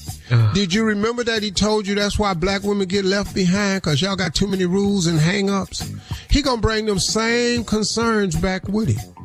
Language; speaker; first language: English; native; English